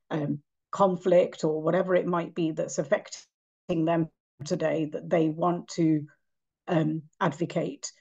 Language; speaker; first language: English; native; English